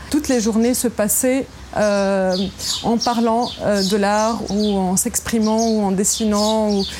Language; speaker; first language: French; non-native, local second language; Arabic